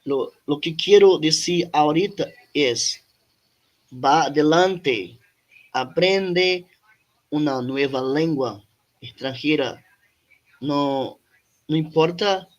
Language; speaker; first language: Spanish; non-native, learner; Portuguese